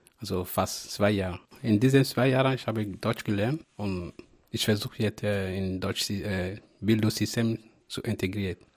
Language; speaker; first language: German; non-native, learner; French